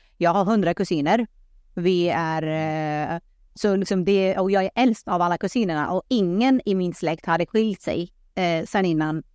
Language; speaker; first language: Swedish; early bilingual, other home language; Pashto